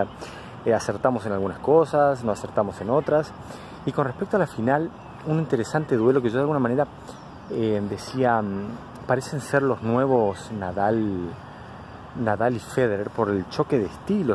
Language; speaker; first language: Spanish; native; Spanish